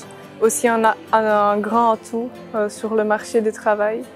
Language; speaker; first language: French; non-native, fluent; Czech